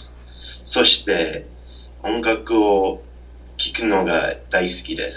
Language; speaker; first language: Japanese; non-native, learner; English